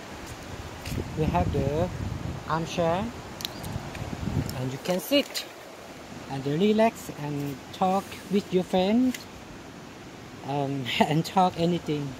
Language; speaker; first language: English; non-native, learner; Thai